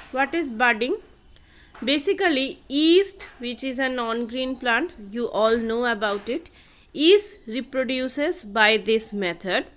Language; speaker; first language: English; non-native, local second language; Bangla